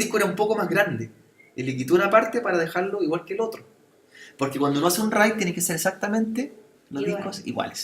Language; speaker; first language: Spanish; native; Spanish